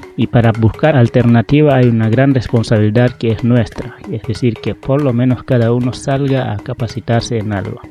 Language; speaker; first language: Spanish; non-native, fluent; Wolof